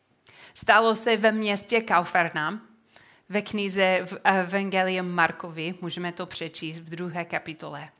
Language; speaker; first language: Czech; non-native, fluent; English